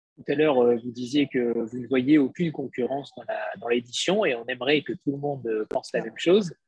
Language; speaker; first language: French; native; French